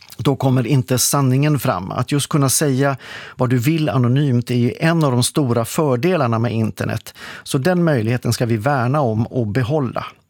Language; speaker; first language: Swedish; native; Swedish